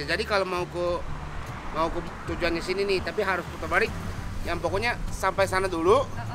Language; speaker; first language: Indonesian; non-native, fluent; Japanese